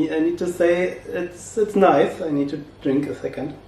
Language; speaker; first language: English; non-native, learner; German